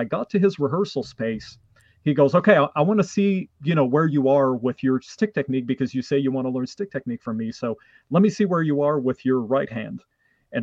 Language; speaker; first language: English; non-native, fluent; French